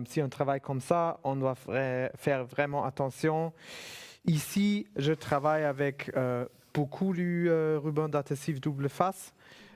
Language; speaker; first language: French; non-native, fluent; German